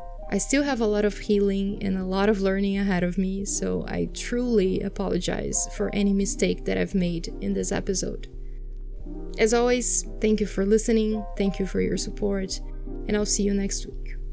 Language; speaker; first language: English; non-native, fluent; Portuguese